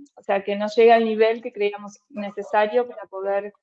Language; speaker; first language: Spanish; native; Spanish